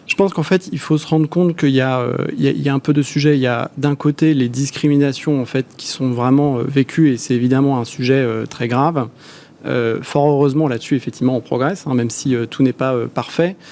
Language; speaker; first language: French; native; French